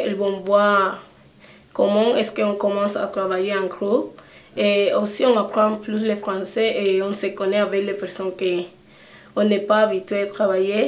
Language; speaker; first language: French; early bilingual, other home language; Spanish